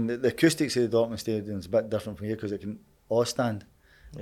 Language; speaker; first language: English; native; English